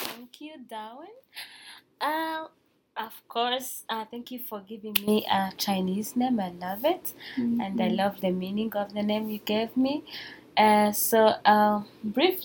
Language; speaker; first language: English; non-native, local second language; Kinyarwanda